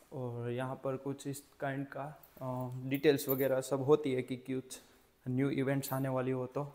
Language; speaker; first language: Hindi; non-native, local second language; Gujarati